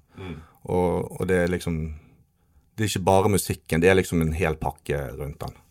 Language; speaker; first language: Norwegian; native; Norwegian